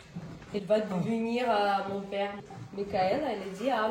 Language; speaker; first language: French; non-native, learner; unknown